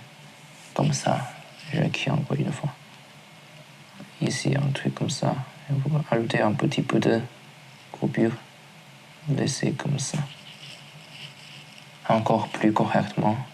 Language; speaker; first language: French; non-native, learner; Chinese